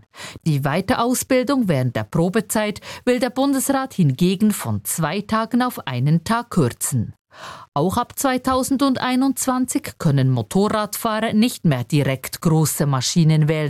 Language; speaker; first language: German; native; German